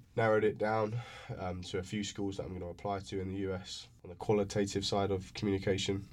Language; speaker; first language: English; native; English